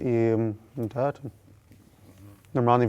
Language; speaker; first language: Russian; non-native, fluent; English